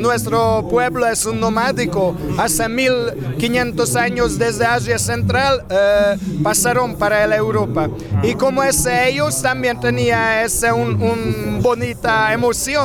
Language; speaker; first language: Spanish; non-native, fluent; Hungarian